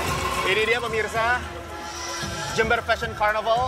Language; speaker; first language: Indonesian; native; Indonesian